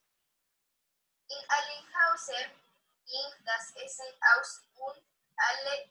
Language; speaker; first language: German; non-native, learner; Spanish